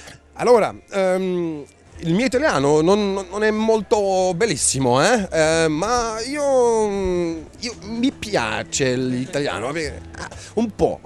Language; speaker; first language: Italian; non-native, learner; German